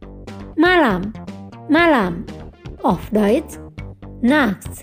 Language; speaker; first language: German; non-native, fluent; Indonesian